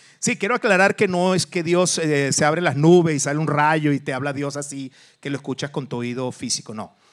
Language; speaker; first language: Spanish; early bilingual, other home language; Portuguese